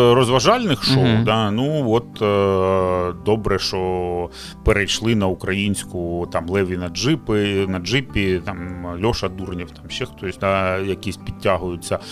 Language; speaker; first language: Ukrainian; non-native, local second language; Russian